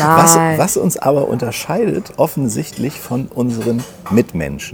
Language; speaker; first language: German; native; German